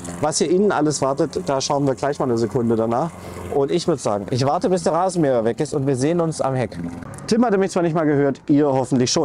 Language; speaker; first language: German; native; German